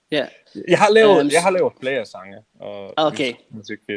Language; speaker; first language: Danish; non-native, learner; English